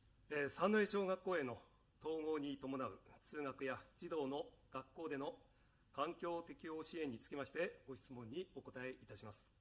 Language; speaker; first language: Japanese; native; Japanese